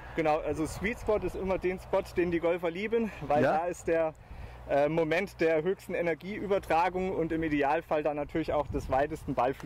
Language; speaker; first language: German; native; German